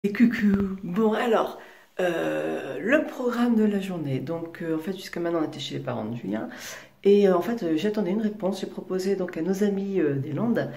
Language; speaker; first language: French; native; French